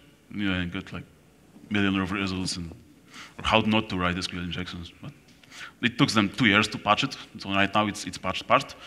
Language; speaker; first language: English; non-native, fluent; Polish